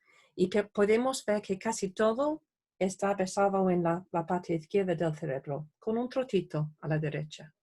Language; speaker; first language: Spanish; non-native, fluent; English